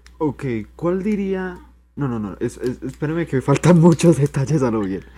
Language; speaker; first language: Spanish; native; Spanish